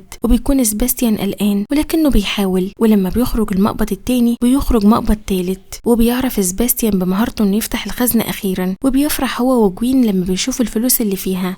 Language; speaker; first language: Arabic; native; Arabic